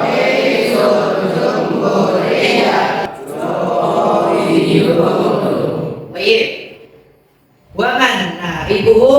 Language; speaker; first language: Arabic; non-native, fluent; Indonesian